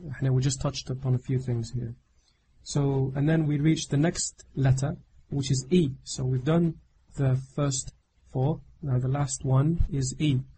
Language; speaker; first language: English; non-native, fluent; Arabic